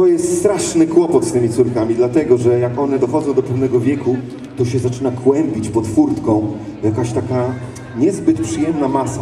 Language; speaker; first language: Polish; native; Polish